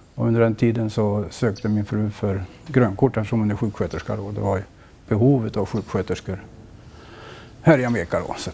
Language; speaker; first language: Swedish; native; Swedish